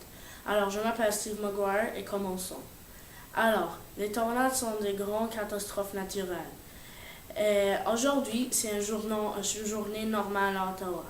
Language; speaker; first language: French; non-native, learner; English